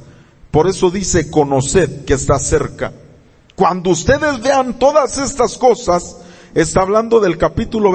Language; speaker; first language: Spanish; native; Spanish